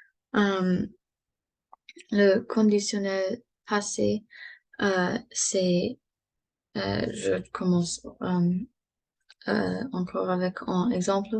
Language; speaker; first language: French; non-native, learner; English